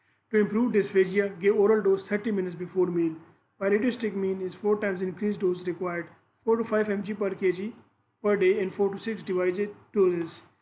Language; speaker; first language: English; non-native, local second language; Urdu